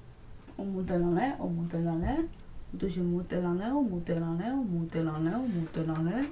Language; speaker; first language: Haitian Creole; early bilingual, heritage; Haitian Creole